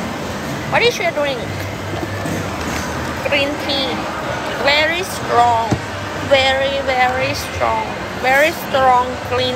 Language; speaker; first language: English; non-native, learner; Thai